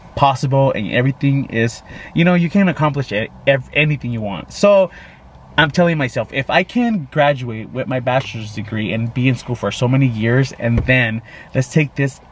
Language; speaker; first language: English; native; English